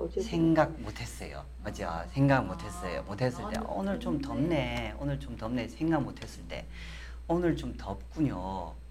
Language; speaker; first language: Korean; non-native, fluent; Chinese